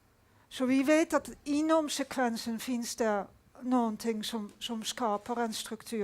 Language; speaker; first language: Swedish; non-native, fluent; Dutch